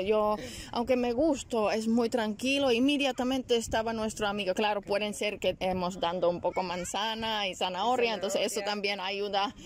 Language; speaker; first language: Spanish; non-native, learner; Finnish